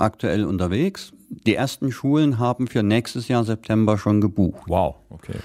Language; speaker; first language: German; native; German